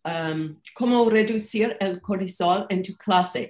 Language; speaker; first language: Spanish; non-native, fluent; English